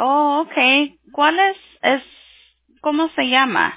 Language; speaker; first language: Spanish; early bilingual, heritage; Spanish